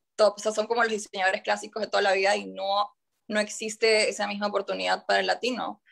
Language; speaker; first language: Spanish; native; Spanish